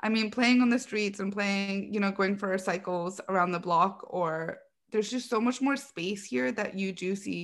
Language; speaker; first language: English; native; English